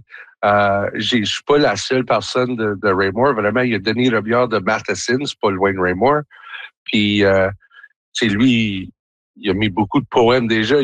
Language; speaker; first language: French; native; French